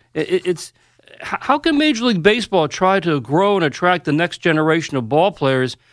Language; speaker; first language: English; native; English